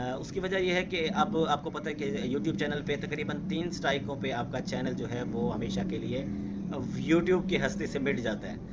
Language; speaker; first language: Urdu; non-native, local second language; Saraiki